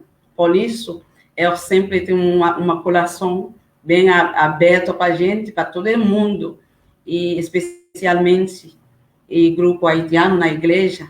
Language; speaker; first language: Portuguese; non-native, learner; Haitian Creole